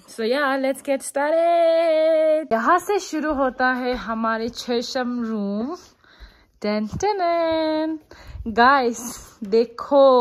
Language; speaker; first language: Hindi; non-native, local second language; Tibetan